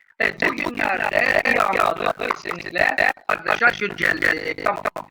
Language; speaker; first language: Turkish; native; Turkish